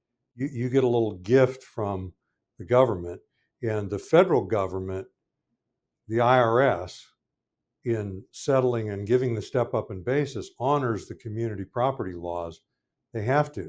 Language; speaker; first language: English; native; English